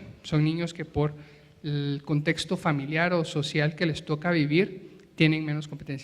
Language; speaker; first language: Spanish; native; Spanish